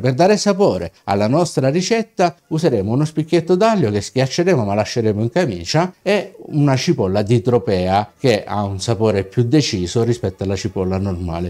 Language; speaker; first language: Italian; native; Italian